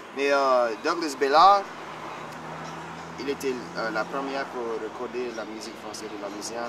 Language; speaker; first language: French; non-native, learner; English